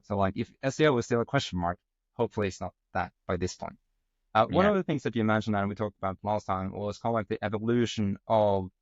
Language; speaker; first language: English; non-native, fluent; Norwegian